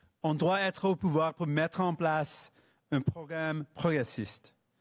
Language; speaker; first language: French; non-native, fluent; English